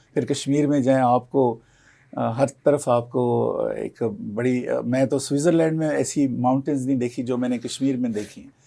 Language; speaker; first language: Urdu; non-native, local second language; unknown